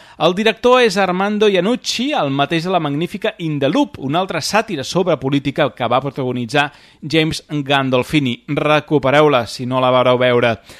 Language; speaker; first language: Catalan; native; Catalan